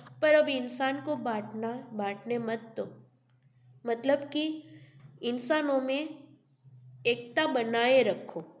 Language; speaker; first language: Hindi; non-native, local second language; Gujarati